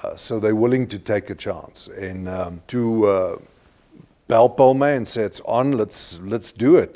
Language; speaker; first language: English; non-native, local second language; Afrikaans